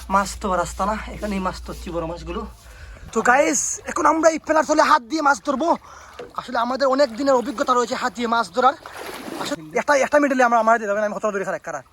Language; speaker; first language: Bangla; non-native, local second language; Sylheti